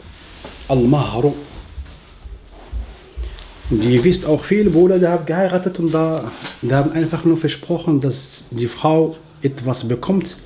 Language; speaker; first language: German; non-native, learner; Arabic